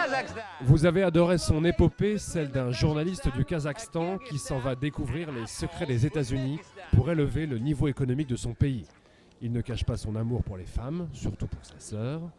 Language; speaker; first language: French; native; French